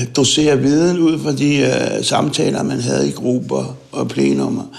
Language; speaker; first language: Danish; native; Danish